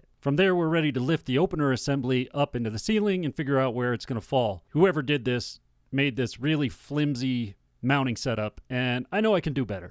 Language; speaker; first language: English; native; English